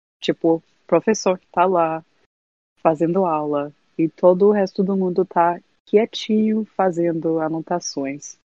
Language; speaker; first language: Portuguese; non-native, fluent; English